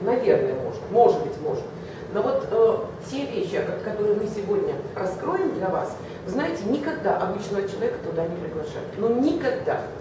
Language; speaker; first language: Russian; native; Russian